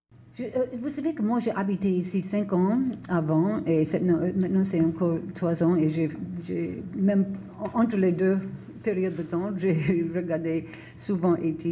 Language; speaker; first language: French; non-native, fluent; English